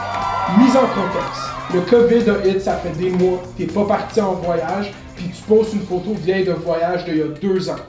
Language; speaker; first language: French; native; French